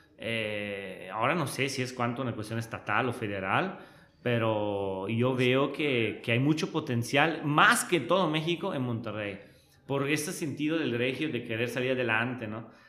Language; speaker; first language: Spanish; non-native, fluent; Italian